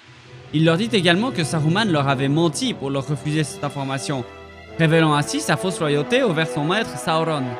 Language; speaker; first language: French; native; French